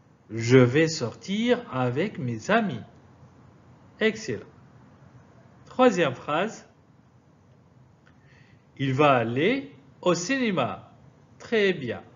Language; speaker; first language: French; non-native, fluent; Arabic